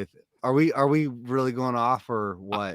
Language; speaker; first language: English; native; English